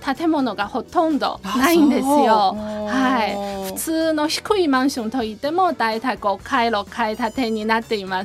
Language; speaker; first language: Japanese; non-native, fluent; Chinese